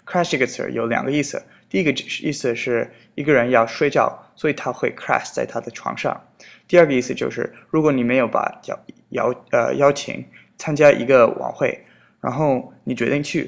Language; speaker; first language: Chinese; non-native, fluent; English